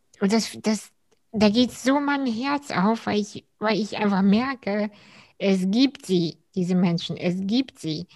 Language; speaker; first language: German; early bilingual, other home language; Russian